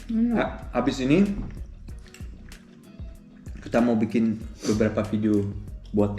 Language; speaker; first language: Indonesian; early bilingual, heritage; German